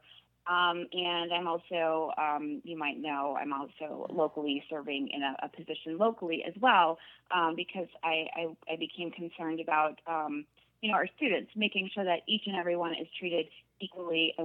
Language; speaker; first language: English; native; English